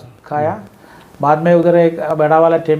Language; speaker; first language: Hindi; non-native, local second language; Malayalam